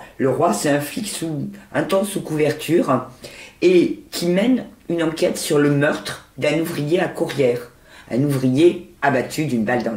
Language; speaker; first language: French; native; French